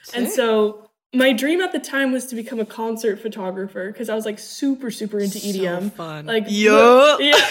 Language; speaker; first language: English; native; English